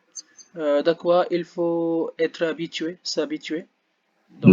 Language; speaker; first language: French; non-native, learner; Hindi